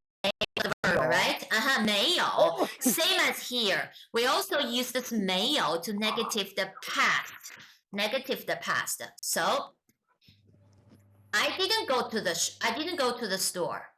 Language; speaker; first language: English; non-native, fluent; Chinese